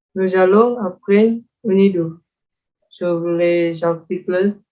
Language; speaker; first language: French; non-native, learner; Indonesian